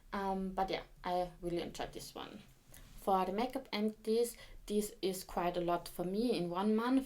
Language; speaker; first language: English; non-native, fluent; German